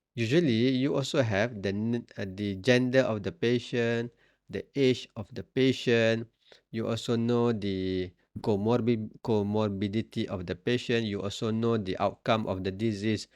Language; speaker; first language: English; non-native, local second language; Malay